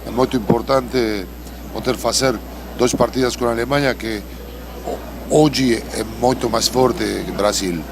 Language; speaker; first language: Portuguese; non-native, learner; Spanish